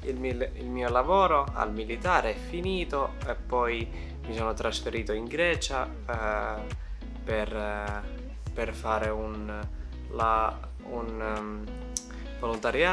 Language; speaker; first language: Italian; non-native, learner; Finnish